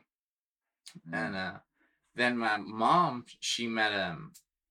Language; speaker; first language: English; native; English